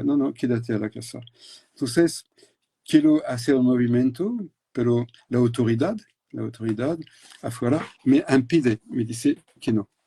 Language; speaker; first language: Spanish; non-native, fluent; French